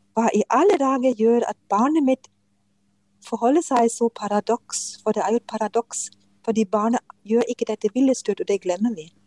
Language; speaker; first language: Norwegian; non-native, fluent; German